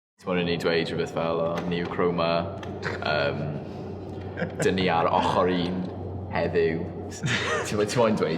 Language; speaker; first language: Welsh; non-native, local second language; English